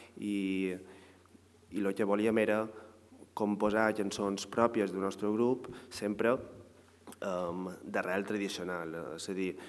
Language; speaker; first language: Catalan; native; Catalan